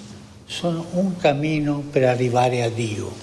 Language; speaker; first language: Italian; non-native, fluent; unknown